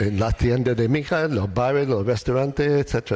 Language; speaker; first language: Spanish; non-native, learner; English